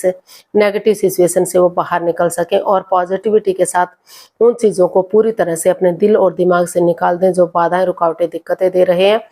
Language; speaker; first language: Hindi; native; Hindi